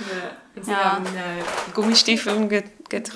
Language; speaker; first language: German; non-native, learner; English